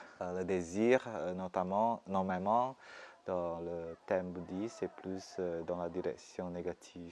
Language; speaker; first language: French; non-native, fluent; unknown